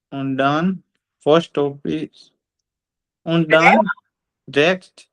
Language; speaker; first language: German; non-native, learner; Hindi